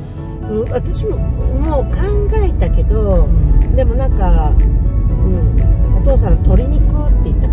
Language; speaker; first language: Japanese; native; Japanese